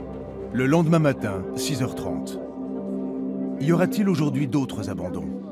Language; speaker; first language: French; native; French